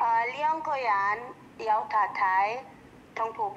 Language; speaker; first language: Cantonese; non-native, fluent; Indonesian